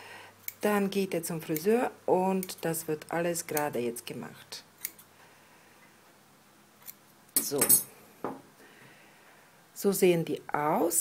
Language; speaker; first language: German; non-native, fluent; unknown